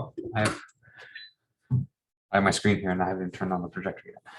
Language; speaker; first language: English; native; English